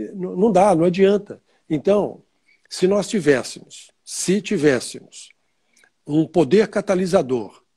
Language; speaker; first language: Portuguese; native; Portuguese